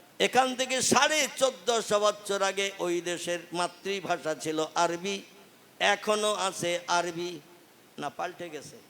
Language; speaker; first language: Bangla; native; Bangla